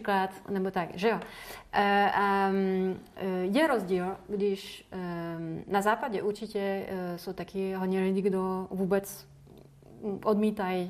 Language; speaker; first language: Czech; non-native, fluent; French